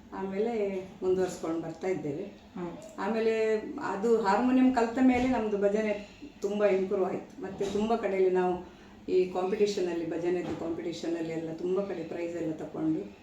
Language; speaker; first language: Kannada; non-native, local second language; Tulu